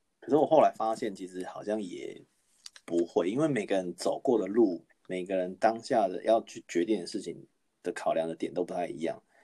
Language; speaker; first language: Chinese; native; Chinese